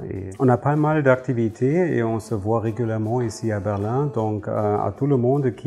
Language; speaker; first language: French; non-native, fluent; German